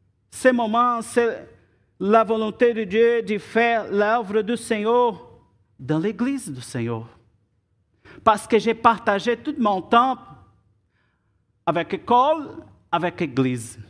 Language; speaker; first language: French; non-native, learner; Portuguese